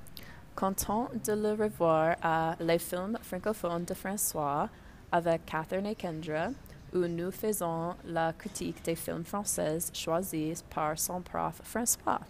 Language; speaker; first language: French; non-native, learner; English